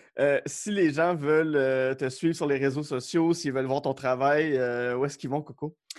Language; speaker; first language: French; native; French